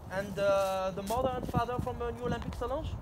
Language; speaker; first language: English; non-native, learner; French